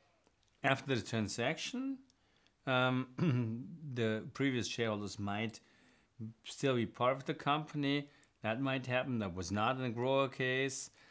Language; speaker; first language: English; non-native, fluent; German